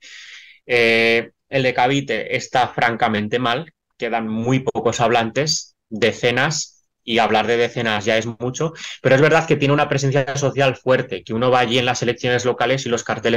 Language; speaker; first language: Spanish; native; Spanish